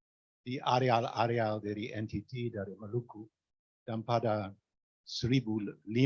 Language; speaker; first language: Indonesian; non-native, fluent; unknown